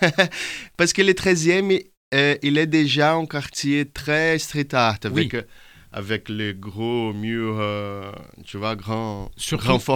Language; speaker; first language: French; non-native, fluent; Portuguese